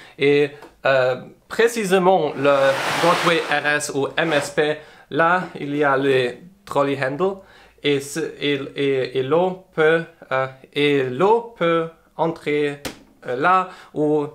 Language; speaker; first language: French; non-native, learner; English